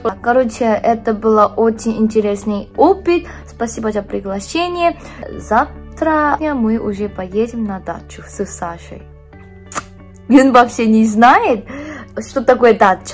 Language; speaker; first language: Russian; non-native, fluent; Korean